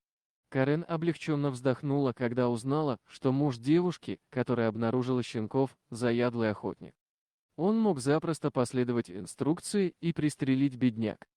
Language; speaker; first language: Russian; native; Russian